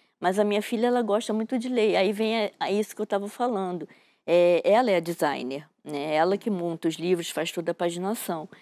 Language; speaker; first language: Portuguese; native; Portuguese